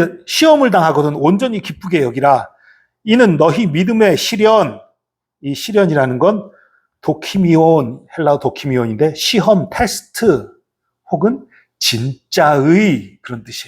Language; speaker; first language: Korean; native; Korean